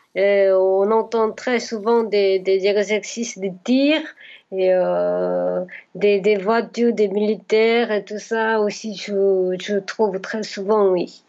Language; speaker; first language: French; non-native, fluent; Korean